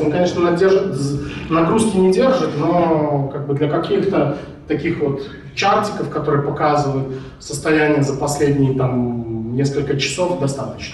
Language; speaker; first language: Russian; native; Russian